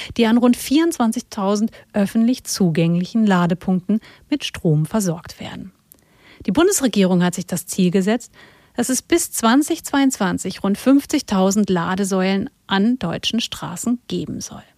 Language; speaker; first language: German; native; German